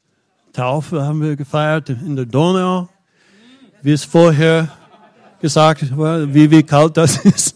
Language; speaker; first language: German; non-native, fluent; English